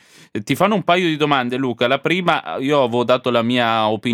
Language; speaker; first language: Italian; native; Italian